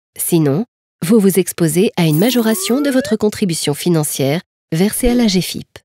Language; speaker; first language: French; native; French